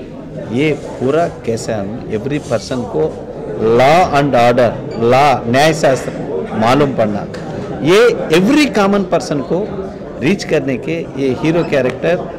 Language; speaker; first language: Hindi; non-native, local second language; Telugu